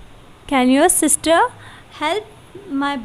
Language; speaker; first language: English; non-native, learner; Hindi